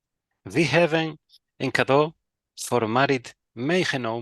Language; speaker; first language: Dutch; non-native, learner; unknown